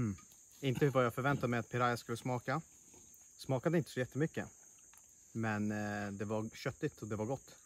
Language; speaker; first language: Swedish; native; Swedish